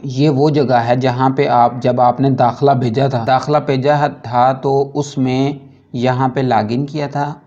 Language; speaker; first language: Urdu; non-native, local second language; Punjabi